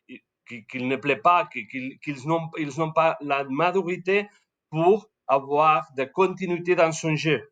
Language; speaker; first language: French; non-native, learner; Spanish